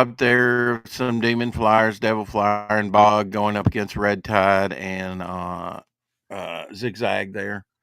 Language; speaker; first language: English; native; English